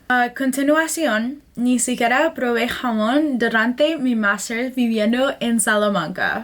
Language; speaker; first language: Spanish; non-native, fluent; English